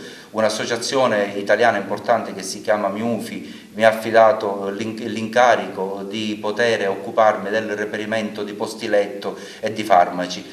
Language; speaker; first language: Italian; native; Italian